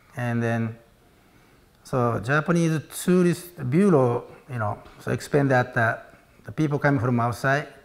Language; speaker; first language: English; non-native, learner; Japanese